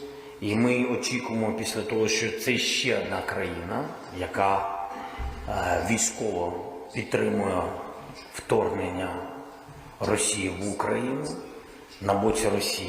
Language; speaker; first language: Ukrainian; non-native, local second language; Russian